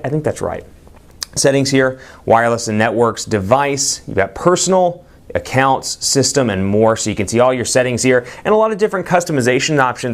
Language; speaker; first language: English; native; English